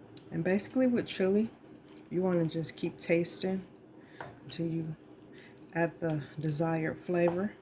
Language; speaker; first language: English; native; English